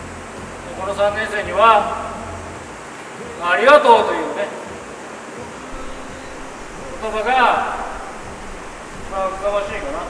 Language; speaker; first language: Japanese; native; Japanese